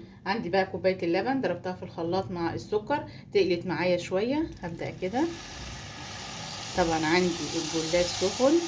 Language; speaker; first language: Arabic; native; Arabic